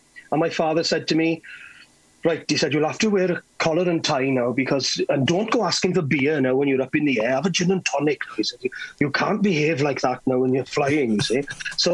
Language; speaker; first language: English; native; English